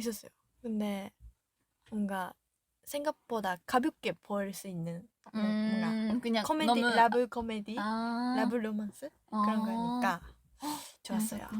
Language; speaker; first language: Korean; non-native, learner; Japanese